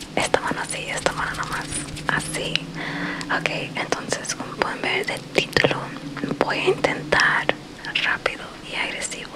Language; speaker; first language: Spanish; early bilingual, heritage; Spanish